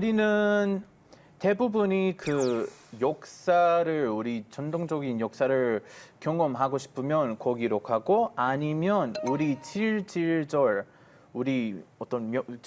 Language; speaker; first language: Korean; non-native, fluent; Hebrew